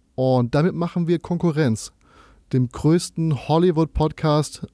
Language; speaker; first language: German; native; German